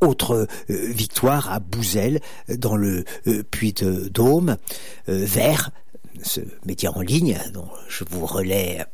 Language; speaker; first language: French; native; French